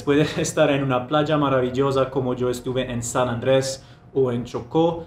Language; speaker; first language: Spanish; non-native, fluent; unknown